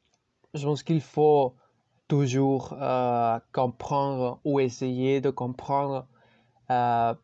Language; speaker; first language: French; non-native, learner; Spanish